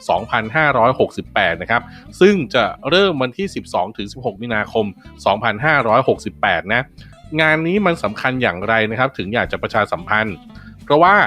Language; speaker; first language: Thai; native; Thai